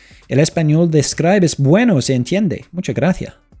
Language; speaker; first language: Spanish; non-native, learner; English